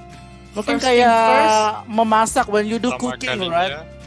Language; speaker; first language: English; non-native, fluent; Indonesian